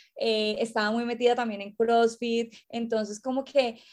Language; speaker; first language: Spanish; native; Spanish